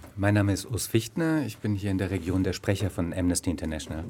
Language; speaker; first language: German; native; German